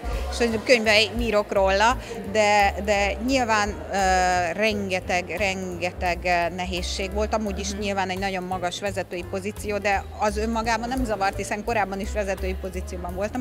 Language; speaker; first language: Hungarian; native; Hungarian